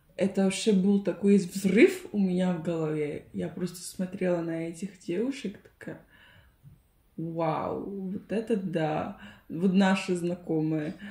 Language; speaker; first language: Russian; non-native, fluent; Spanish